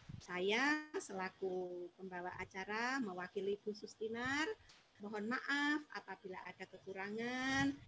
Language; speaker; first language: Indonesian; non-native, local second language; Javanese